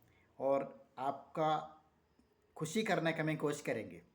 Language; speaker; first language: Hindi; non-native, local second language; Malayalam